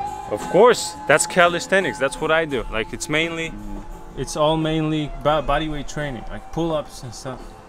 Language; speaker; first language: English; early bilingual, other home language; Polish